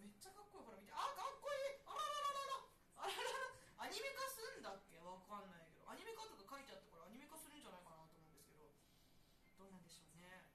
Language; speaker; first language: Japanese; native; Japanese